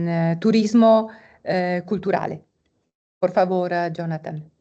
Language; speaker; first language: Spanish; non-native, fluent; Italian